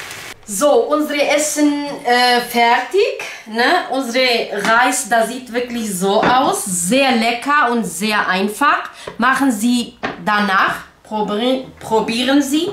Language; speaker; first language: German; non-native, local second language; Kurdish